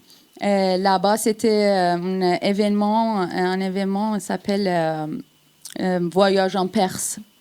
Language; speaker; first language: French; non-native, fluent; Persian